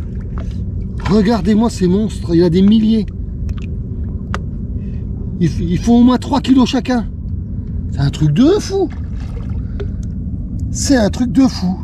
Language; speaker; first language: French; native; French